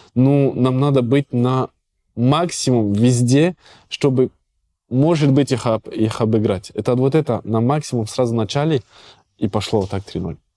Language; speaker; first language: Russian; early bilingual, heritage; Russian